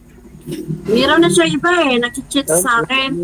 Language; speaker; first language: Filipino; non-native, local second language; Hiligaynon